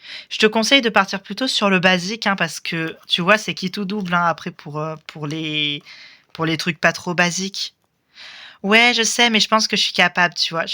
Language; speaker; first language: French; native; French